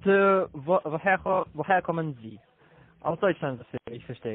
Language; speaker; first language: German; non-native, learner; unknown